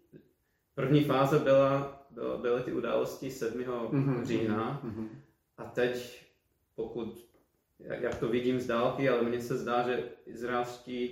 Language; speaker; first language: Czech; non-native, fluent; English